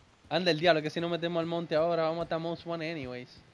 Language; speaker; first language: Spanish; early bilingual, heritage; Spanish